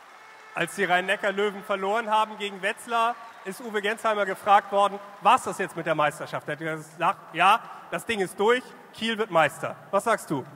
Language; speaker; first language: German; native; German